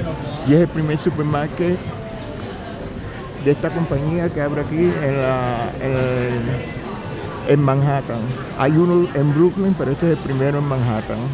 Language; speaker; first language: Spanish; early bilingual, heritage; Spanish